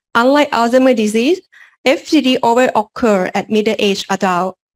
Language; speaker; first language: English; non-native, learner; Lao